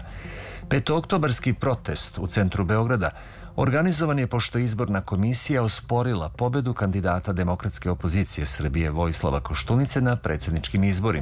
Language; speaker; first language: Serbian; native; Serbian